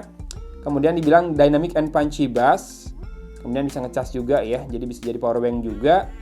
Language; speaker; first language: Indonesian; native; Indonesian